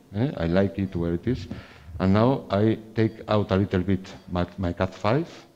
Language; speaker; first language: English; non-native, fluent; Spanish